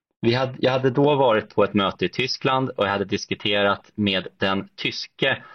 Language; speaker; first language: Swedish; native; Swedish